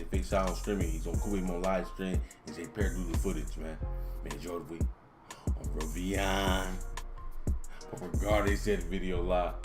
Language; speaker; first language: French; non-native, learner; English